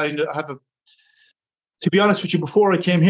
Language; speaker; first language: English; native; English